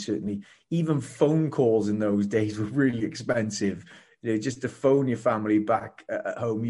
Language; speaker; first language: English; native; English